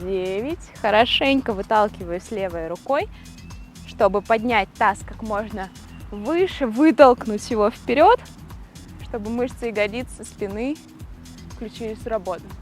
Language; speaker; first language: Russian; native; Russian